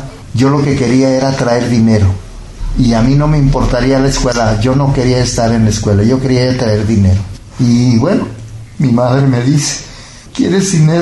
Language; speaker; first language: Spanish; native; Spanish